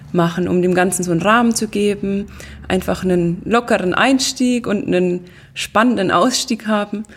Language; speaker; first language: German; native; German